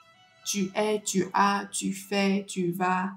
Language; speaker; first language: French; non-native, learner; Vietnamese